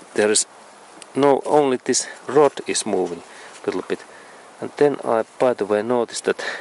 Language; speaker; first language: English; non-native, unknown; Finnish